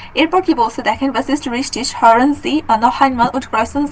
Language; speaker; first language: German; non-native, learner; Bangla